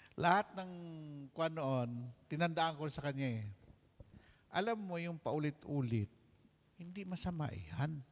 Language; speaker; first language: Filipino; non-native, local second language; Hiligaynon